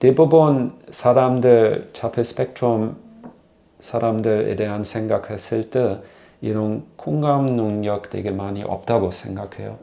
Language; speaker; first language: Korean; non-native, fluent; German